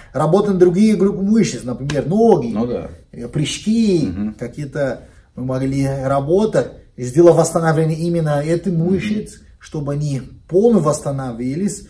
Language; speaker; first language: Russian; non-native, learner; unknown